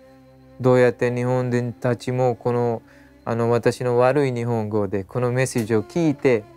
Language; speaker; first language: Japanese; non-native, learner; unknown